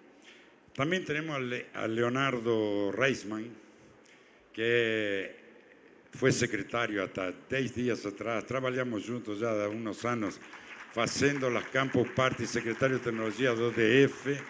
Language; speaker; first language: Portuguese; non-native, fluent; Spanish